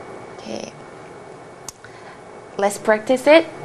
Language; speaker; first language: English; non-native, fluent; Korean